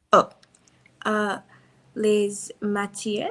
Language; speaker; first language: French; non-native, learner; English